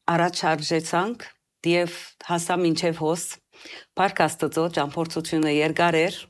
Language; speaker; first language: Armenian; early bilingual, heritage; Armenian